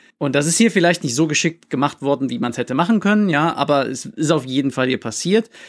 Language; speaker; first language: German; native; German